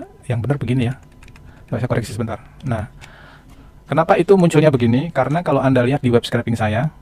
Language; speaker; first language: Indonesian; native; Indonesian